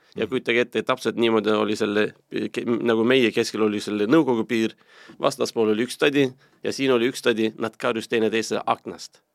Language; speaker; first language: Estonian; non-native, fluent; Turkish